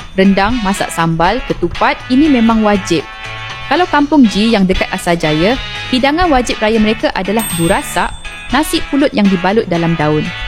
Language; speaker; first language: Malay; native; Malay